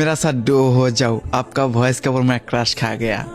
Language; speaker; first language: Hindi; non-native, learner; Bangla